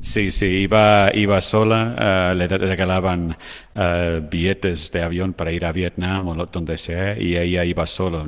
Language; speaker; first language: Spanish; non-native, fluent; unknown